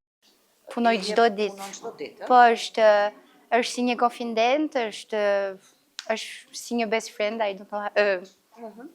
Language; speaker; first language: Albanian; early bilingual, heritage; Albanian